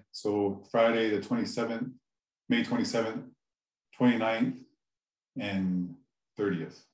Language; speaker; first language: English; native; English